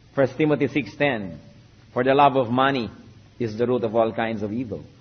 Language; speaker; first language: English; non-native, local second language; Filipino